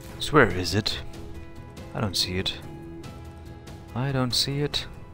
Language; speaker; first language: English; non-native, fluent; German